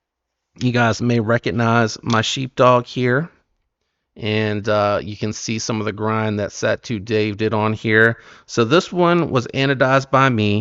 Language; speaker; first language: English; native; English